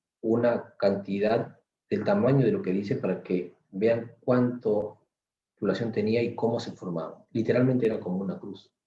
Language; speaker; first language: Spanish; native; Spanish